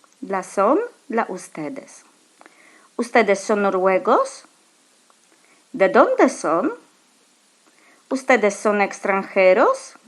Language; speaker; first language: Spanish; non-native, fluent; Polish